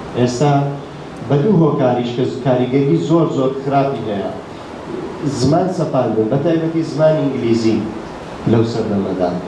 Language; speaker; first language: Central Kurdish; native; Central Kurdish